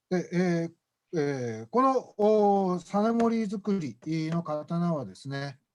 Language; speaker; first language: Japanese; native; Japanese